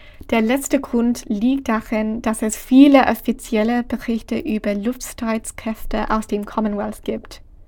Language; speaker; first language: German; non-native, fluent; English